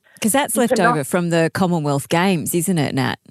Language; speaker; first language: English; native; English